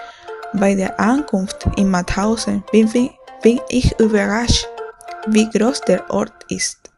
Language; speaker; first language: German; non-native, fluent; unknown